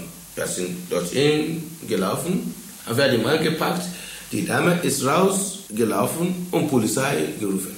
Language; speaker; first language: German; non-native, fluent; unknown